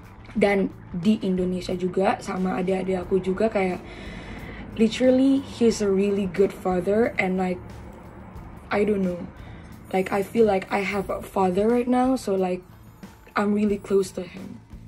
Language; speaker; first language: English; non-native, fluent; Indonesian